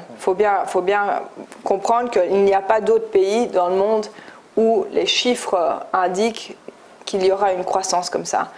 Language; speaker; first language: French; early bilingual, other home language; English